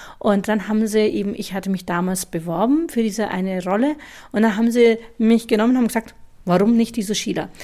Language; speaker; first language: German; native; German